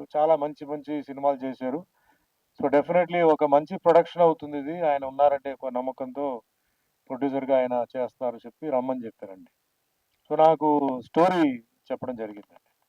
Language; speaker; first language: Telugu; native; Telugu